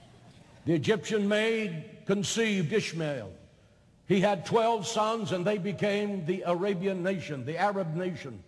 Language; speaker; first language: English; native; English